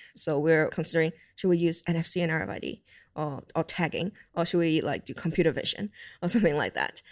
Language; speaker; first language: English; non-native, local second language; Cantonese